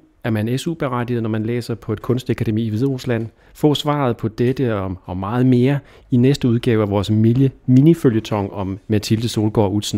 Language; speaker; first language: Danish; native; Danish